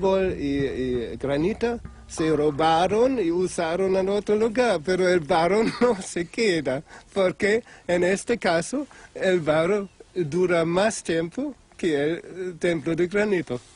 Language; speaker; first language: Spanish; non-native, fluent; German